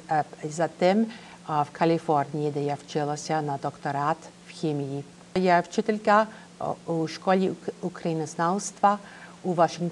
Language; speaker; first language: Ukrainian; early bilingual, heritage; Ukrainian